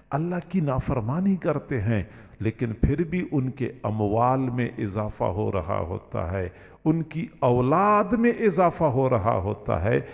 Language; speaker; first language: Urdu; non-native, local second language; Punjabi